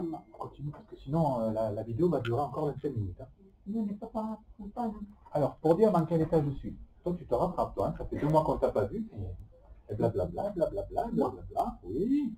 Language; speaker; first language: French; native; French